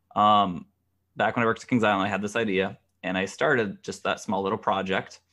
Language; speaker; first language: English; native; English